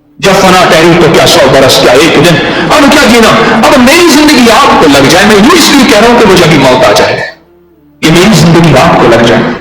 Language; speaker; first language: Urdu; non-native, local second language; Saraiki